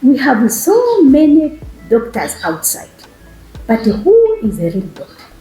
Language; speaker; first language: English; non-native, local second language; Swahili